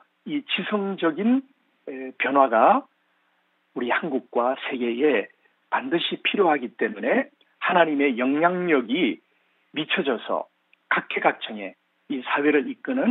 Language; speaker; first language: Korean; native; Korean